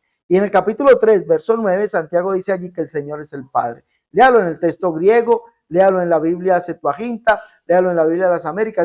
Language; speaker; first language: Spanish; native; Spanish